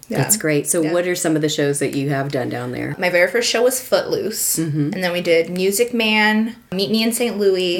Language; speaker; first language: English; native; English